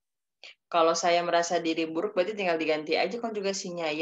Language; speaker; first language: Indonesian; native; Indonesian